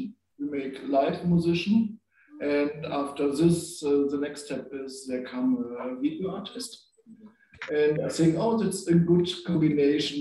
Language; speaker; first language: English; non-native, learner; German